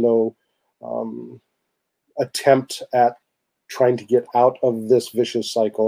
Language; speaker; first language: English; native; English